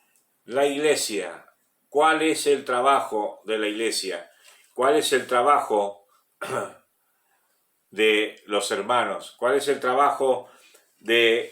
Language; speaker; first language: Spanish; native; Spanish